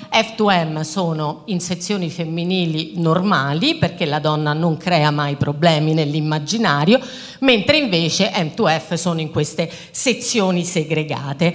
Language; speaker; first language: Italian; native; Italian